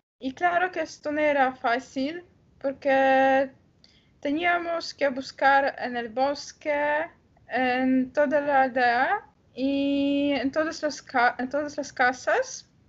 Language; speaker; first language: Spanish; non-native, learner; Polish